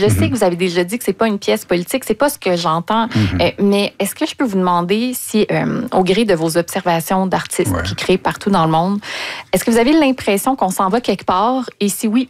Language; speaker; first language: French; native; French